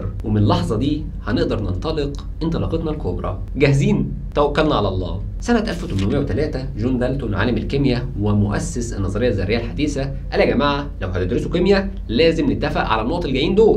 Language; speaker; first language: Arabic; native; Arabic